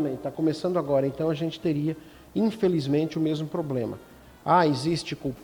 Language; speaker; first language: Portuguese; native; Portuguese